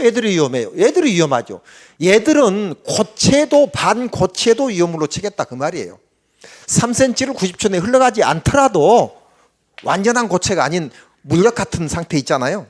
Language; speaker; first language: Korean; native; Korean